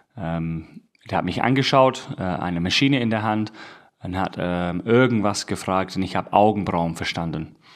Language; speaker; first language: German; non-native, fluent; English